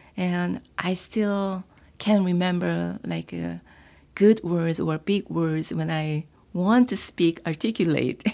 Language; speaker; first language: English; non-native, fluent; Korean